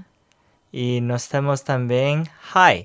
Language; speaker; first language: Portuguese; non-native, learner; English